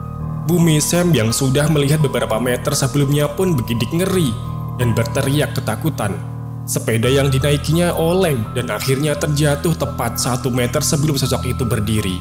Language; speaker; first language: Indonesian; native; Indonesian